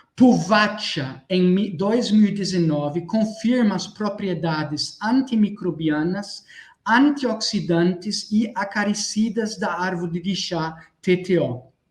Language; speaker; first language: Portuguese; non-native, fluent; German